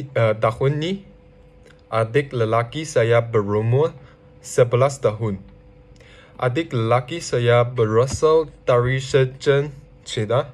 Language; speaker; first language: Indonesian; non-native, learner; Chinese